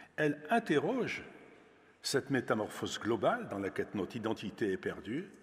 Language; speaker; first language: French; native; French